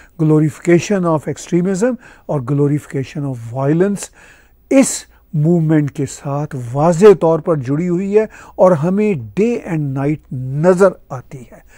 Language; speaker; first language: Urdu; non-native, local second language; Punjabi